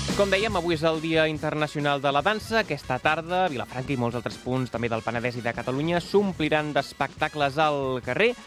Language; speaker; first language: Catalan; native; Catalan